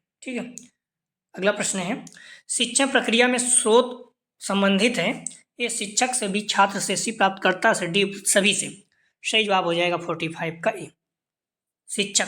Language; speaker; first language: Hindi; native; Hindi